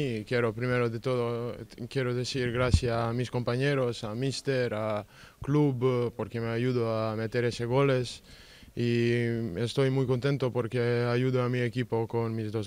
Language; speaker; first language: Spanish; non-native, learner; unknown